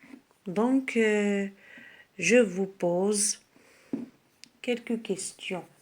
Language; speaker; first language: French; non-native, local second language; Arabic